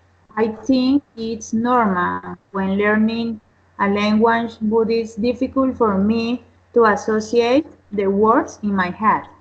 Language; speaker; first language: English; non-native, learner; Spanish